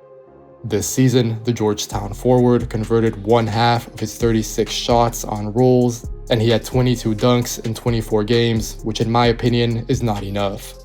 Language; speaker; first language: English; native; English